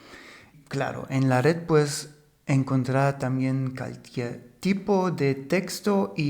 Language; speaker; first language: Spanish; non-native, fluent; German